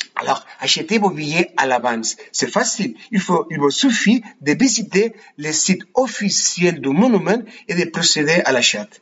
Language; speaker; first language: French; non-native, fluent; Spanish